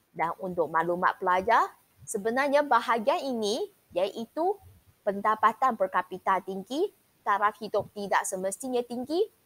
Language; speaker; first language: Malay; non-native, local second language; Chinese